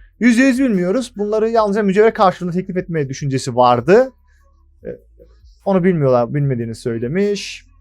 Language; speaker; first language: Turkish; native; Turkish